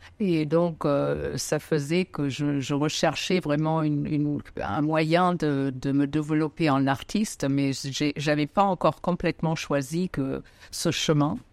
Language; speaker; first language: French; non-native, fluent; German